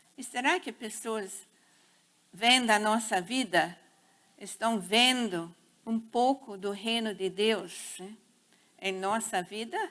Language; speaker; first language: Portuguese; non-native, fluent; English